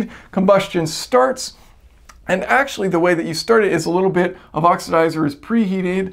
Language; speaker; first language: English; native; English